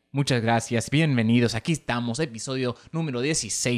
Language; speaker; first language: Spanish; early bilingual, heritage; Spanish